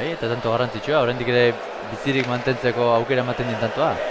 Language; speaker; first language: Basque; native; Basque